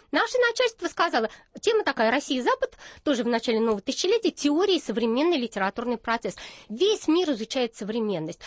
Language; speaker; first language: Russian; native; Russian